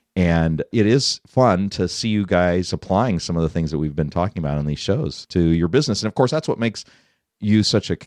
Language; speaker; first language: English; native; English